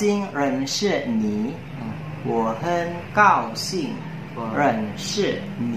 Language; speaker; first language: Chinese; non-native, fluent; Indonesian